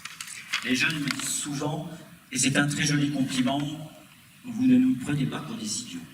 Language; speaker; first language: French; native; French